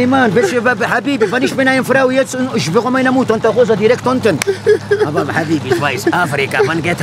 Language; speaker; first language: German; non-native, learner; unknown